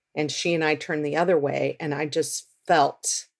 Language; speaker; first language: English; native; English